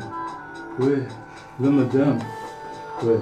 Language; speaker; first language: French; non-native, learner; Spanish